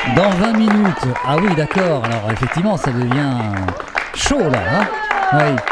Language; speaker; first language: French; native; French